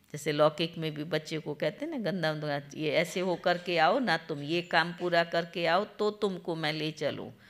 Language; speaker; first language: Hindi; non-native, local second language; Gujarati